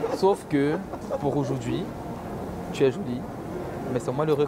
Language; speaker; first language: French; native; French